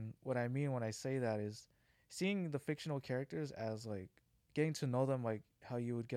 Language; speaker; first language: English; native; English